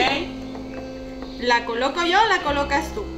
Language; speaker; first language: Spanish; native; Spanish